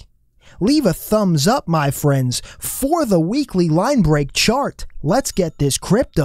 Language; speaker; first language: English; native; English